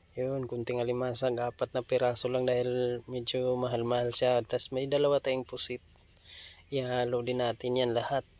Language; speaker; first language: Filipino; native; Filipino